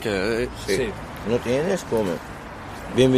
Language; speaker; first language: Spanish; non-native, learner; Arabic